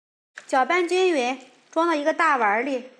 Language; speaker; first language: Chinese; native; Chinese